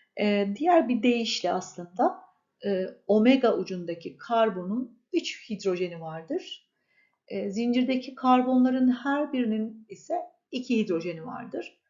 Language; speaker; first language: Turkish; native; Turkish